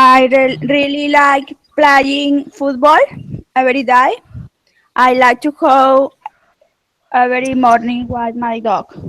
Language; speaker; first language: English; non-native, learner; Spanish